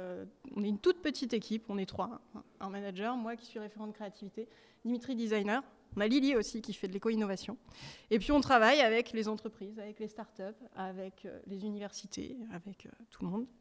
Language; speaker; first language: French; native; French